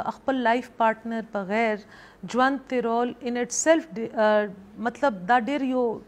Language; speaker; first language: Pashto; non-native, local second language; Northern Hindko